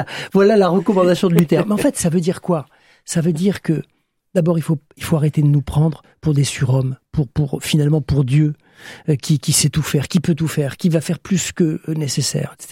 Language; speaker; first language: French; native; French